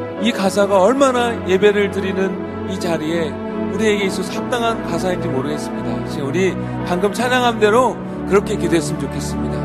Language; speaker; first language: Korean; native; Korean